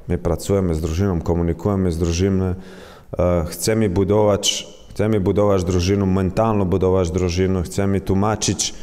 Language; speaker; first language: Polish; non-native, learner; Croatian